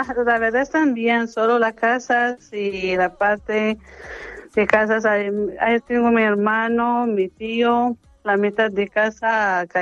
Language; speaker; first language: Spanish; non-native, fluent; Arabic